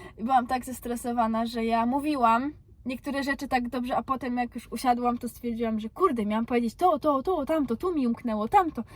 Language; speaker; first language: Polish; early bilingual, heritage; Polish